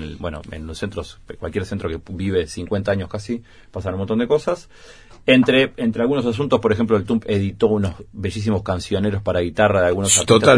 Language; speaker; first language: Spanish; native; Spanish